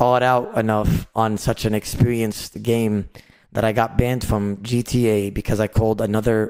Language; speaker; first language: English; native; English